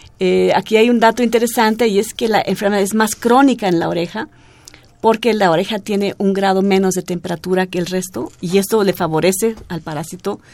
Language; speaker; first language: Spanish; non-native, fluent; German